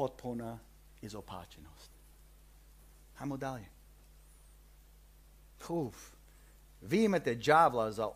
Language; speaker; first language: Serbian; early bilingual, heritage; Serbian